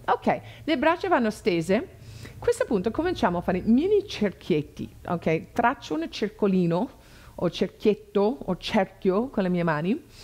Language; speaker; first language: Italian; non-native, fluent; English